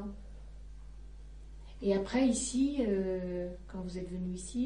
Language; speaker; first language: French; native; French